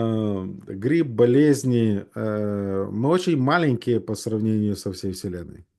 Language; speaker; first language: Russian; native; Russian